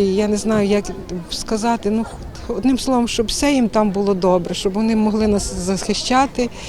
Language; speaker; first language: Ukrainian; native; Ukrainian